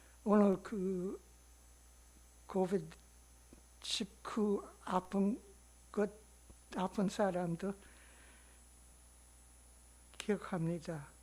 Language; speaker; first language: Korean; non-native, learner; English